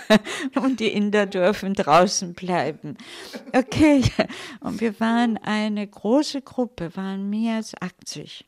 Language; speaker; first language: German; non-native, fluent; Italian